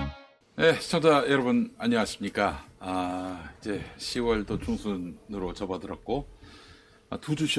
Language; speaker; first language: Korean; native; Korean